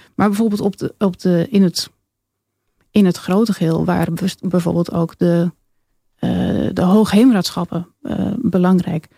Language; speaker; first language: Dutch; native; Dutch